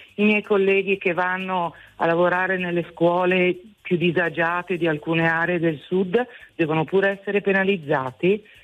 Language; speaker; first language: Italian; native; Italian